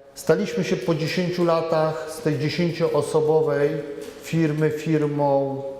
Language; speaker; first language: Polish; native; Polish